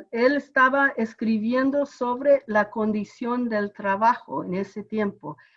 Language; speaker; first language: Spanish; non-native, fluent; English